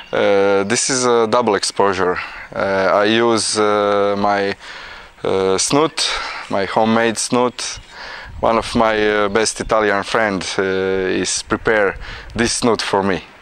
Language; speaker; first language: English; non-native, learner; Croatian